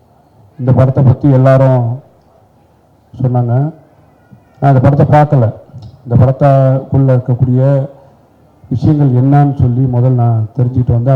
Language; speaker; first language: Tamil; native; Tamil